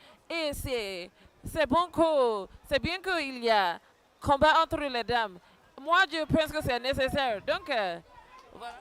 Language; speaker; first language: French; non-native, learner; Yoruba